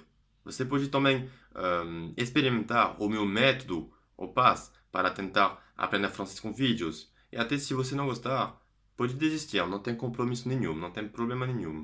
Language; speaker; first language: Portuguese; non-native, fluent; French